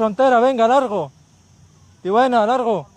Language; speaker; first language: Spanish; native; Spanish